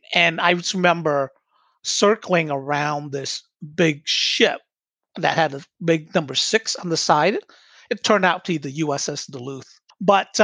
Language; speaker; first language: English; early bilingual, other home language; Vietnamese